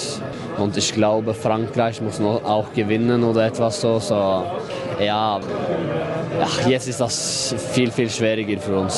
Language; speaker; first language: German; non-native, fluent; Norwegian